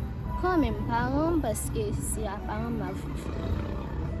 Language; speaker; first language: French; non-native, local second language; Haitian Creole